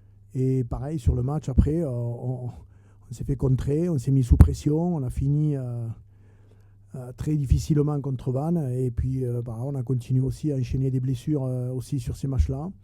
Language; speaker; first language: French; native; French